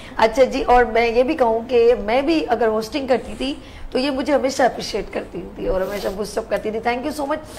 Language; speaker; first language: Urdu; native; Urdu